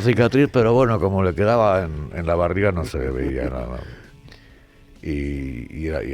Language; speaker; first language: Spanish; native; Spanish